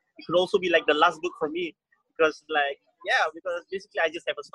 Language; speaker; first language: English; native; English